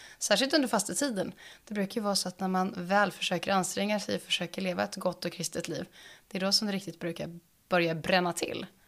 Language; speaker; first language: Swedish; native; Swedish